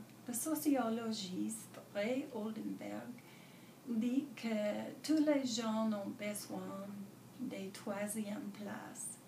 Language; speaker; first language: French; non-native, learner; English